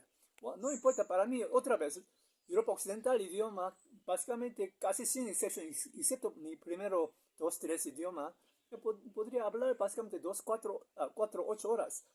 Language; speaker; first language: Spanish; non-native, learner; Korean